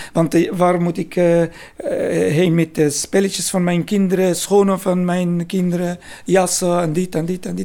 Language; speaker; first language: Dutch; non-native, learner; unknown